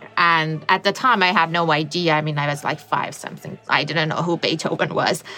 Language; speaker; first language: English; non-native, fluent; Persian